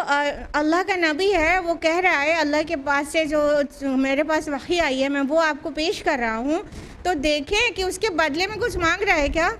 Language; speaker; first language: Urdu; native; Urdu